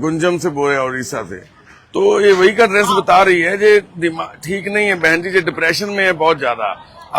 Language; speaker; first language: Hindi; non-native, local second language; Punjabi